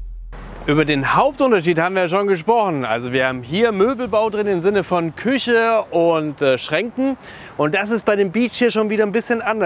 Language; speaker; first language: German; native; German